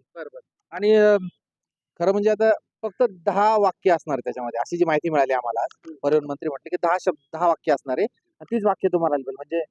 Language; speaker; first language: Marathi; native; Marathi